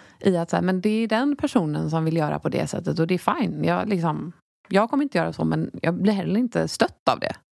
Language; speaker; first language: Swedish; native; Swedish